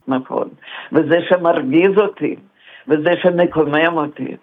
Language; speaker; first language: Hebrew; non-native, fluent; Russian